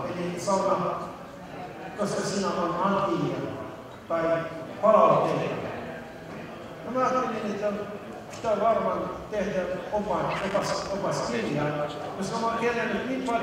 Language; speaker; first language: Finnish; non-native, fluent; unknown